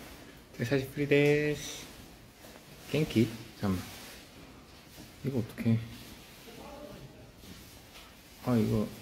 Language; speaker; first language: Japanese; non-native, learner; Korean